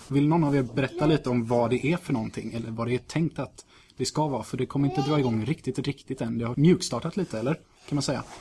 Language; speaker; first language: Swedish; native; Swedish